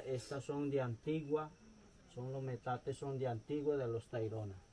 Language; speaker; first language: Spanish; non-native, local second language; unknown